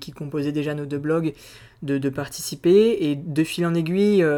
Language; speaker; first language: French; native; French